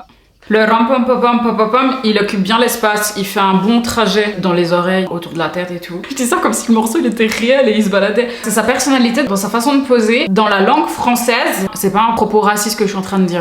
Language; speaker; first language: French; native; French